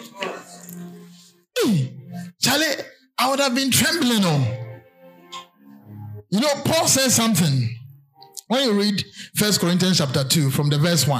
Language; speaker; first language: English; non-native, local second language; Akan